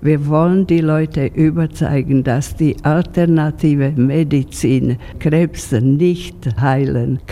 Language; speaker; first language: German; non-native, fluent; Slovak